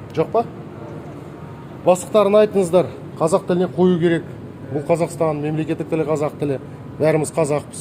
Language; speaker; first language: Kazakh; non-native, local second language; Russian